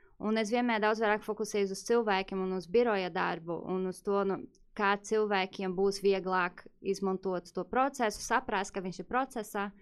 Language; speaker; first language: Latvian; non-native, fluent; Portuguese